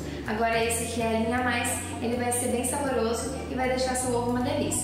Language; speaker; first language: Portuguese; native; Portuguese